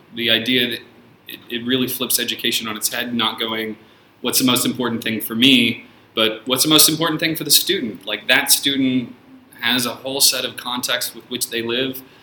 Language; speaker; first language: English; native; English